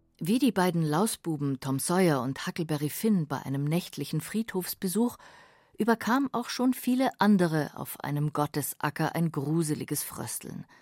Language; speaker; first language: German; native; German